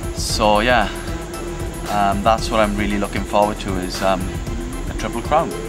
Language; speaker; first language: English; native; English